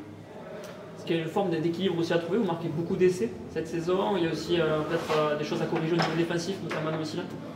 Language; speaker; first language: French; native; French